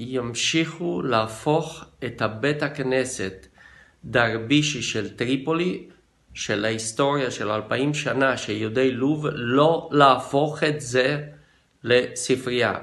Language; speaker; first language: Hebrew; non-native, fluent; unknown